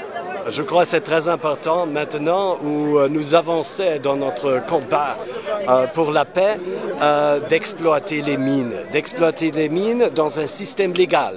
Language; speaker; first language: French; non-native, fluent; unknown